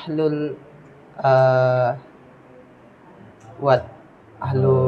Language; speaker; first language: English; non-native, learner; Indonesian